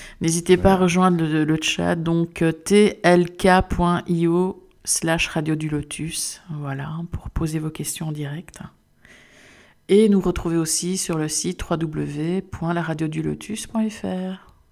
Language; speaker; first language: French; native; French